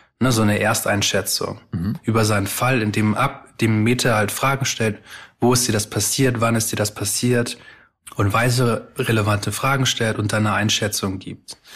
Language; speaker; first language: German; early bilingual, other home language; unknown